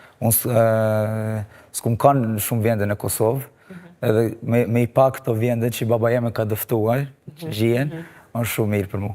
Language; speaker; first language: Albanian; early bilingual, heritage; Albanian